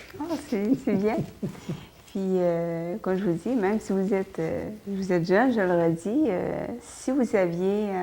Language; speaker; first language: French; native; French